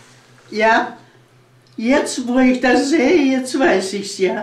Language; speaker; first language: German; early bilingual, heritage; German